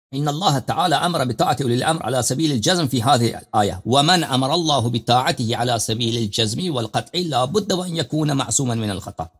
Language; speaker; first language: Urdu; non-native, fluent; Persian